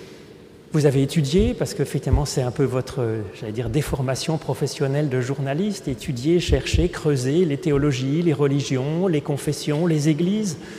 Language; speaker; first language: French; native; French